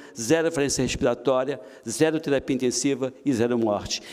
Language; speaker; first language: Portuguese; native; Portuguese